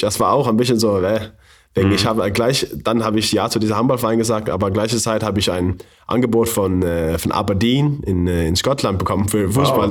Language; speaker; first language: German; non-native, fluent; Danish